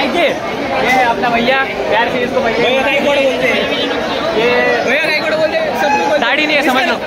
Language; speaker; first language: Hindi; non-native, local second language; Marathi